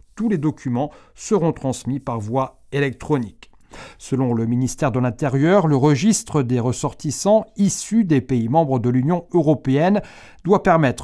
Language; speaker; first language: French; native; French